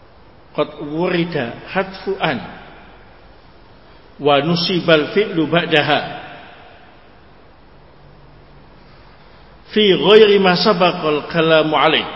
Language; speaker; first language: Arabic; non-native, learner; Indonesian